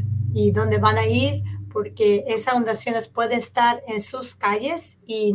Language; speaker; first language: Spanish; early bilingual, heritage; Spanish